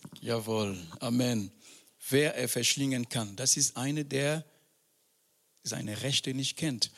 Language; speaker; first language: German; non-native, fluent; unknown